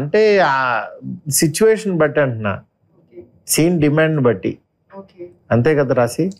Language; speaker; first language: Telugu; native; Telugu